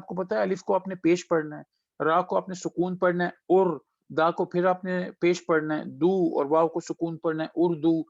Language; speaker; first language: Urdu; native; Urdu